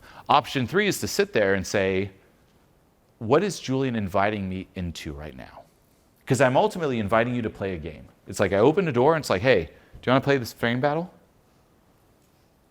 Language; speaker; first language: English; non-native, fluent; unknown